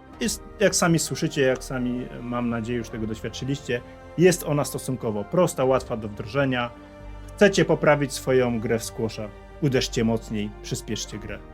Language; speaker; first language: Polish; native; Polish